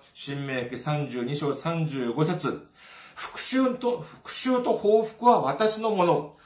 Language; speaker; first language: Japanese; non-native, fluent; Korean